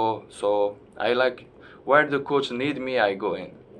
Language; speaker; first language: English; non-native, learner; French